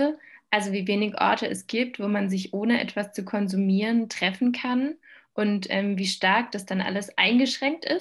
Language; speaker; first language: German; native; German